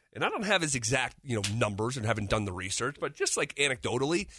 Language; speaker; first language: English; native; English